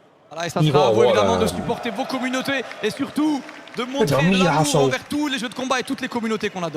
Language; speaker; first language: French; native; French